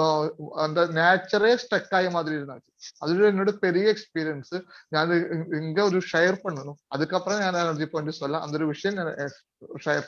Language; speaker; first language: Tamil; non-native, learner; Malayalam